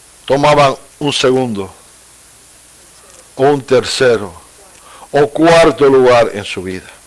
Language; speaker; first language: Spanish; native; Spanish